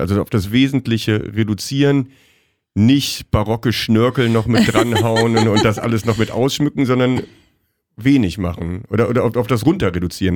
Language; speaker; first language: German; native; German